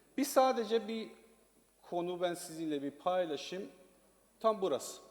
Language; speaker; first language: Turkish; non-native, learner; Persian